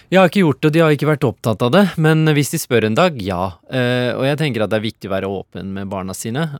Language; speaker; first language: Norwegian; early bilingual, other home language; Urdu